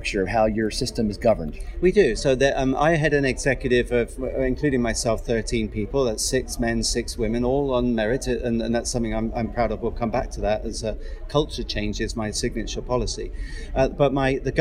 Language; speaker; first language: English; native; English